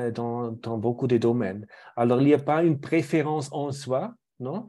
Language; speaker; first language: French; non-native, fluent; German